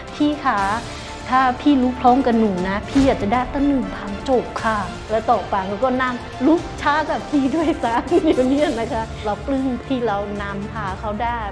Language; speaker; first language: Thai; non-native, fluent; Burmese